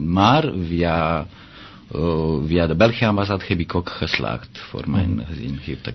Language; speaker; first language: Dutch; non-native, learner; Romanian